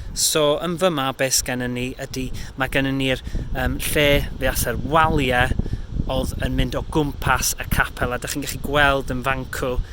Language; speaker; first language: Welsh; native; Welsh